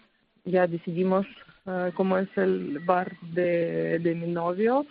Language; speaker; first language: Spanish; non-native, fluent; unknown